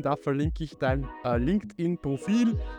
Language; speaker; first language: German; native; German